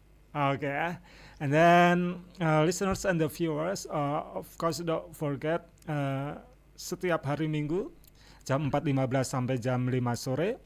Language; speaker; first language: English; non-native, fluent; Indonesian